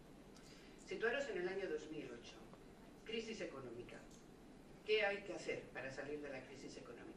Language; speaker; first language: Spanish; native; Spanish